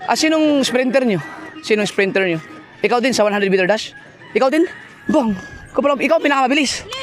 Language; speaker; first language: Filipino; non-native, local second language; Cebuano